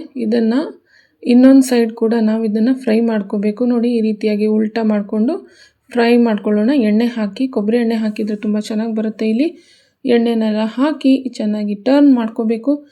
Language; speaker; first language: Kannada; non-native, local second language; Konkani